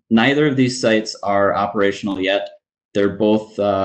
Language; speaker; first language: English; native; English